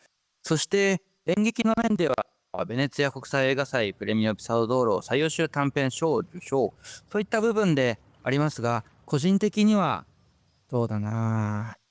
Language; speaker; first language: Japanese; native; Japanese